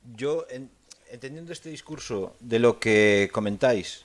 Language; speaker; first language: Spanish; non-native, local second language; Galician